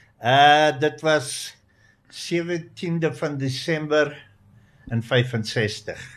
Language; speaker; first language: Afrikaans; non-native, local second language; English